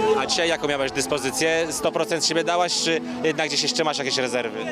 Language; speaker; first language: Polish; native; Polish